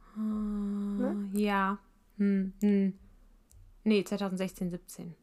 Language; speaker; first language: German; native; German